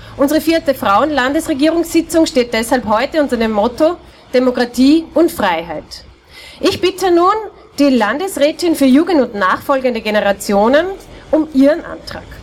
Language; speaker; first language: German; native; German